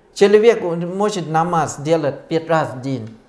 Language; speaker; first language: Russian; non-native, fluent; Thai